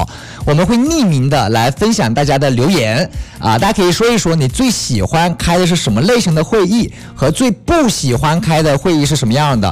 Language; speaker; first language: Chinese; native; Chinese